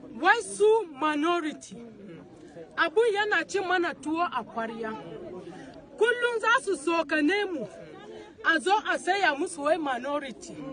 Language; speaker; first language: Hausa; non-native, local second language; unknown